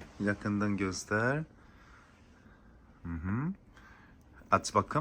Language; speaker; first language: Turkish; non-native, learner; Korean